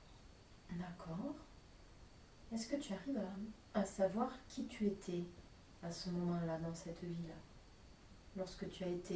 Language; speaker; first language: French; native; French